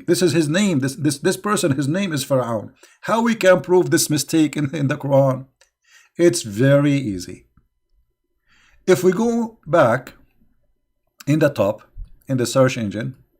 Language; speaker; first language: English; non-native, fluent; Arabic